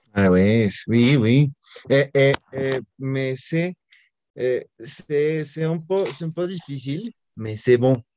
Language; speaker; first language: French; non-native, learner; Spanish